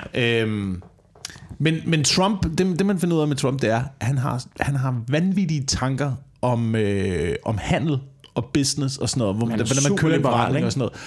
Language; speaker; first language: Danish; native; Danish